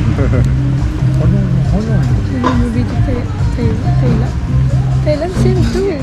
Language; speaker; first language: English; non-native, learner; Korean